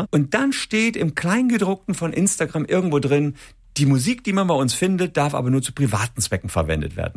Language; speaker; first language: German; native; German